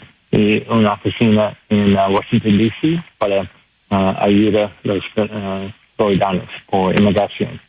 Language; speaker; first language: Spanish; non-native, learner; English